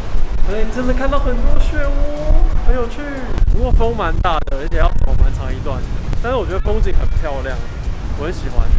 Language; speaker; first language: Chinese; native; Chinese